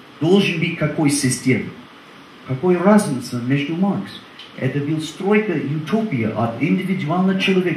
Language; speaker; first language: Russian; non-native, learner; English